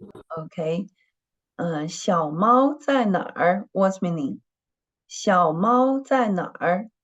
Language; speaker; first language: Chinese; non-native, fluent; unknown